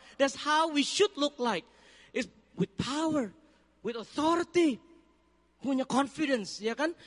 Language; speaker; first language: English; non-native, fluent; Indonesian